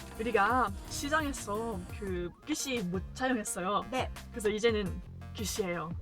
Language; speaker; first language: Korean; non-native, learner; English